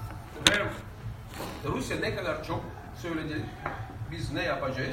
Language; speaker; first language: Turkish; non-native, fluent; Russian